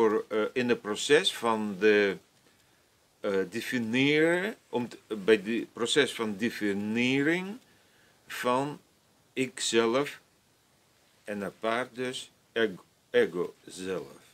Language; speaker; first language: Dutch; non-native, fluent; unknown